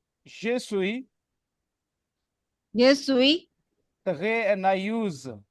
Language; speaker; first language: French; non-native, learner; Urdu